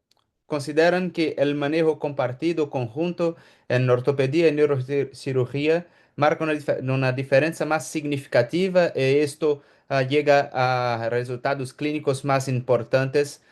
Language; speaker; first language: Spanish; non-native, learner; Portuguese